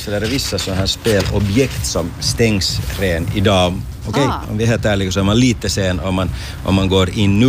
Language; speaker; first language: Swedish; native; Swedish